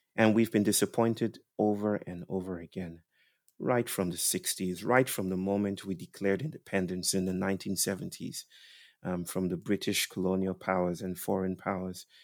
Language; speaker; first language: English; non-native, local second language; Yoruba